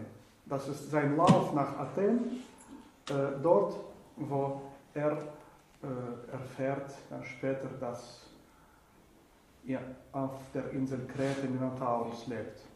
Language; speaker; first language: German; non-native, fluent; Russian